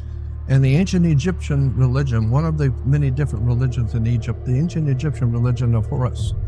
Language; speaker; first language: English; native; English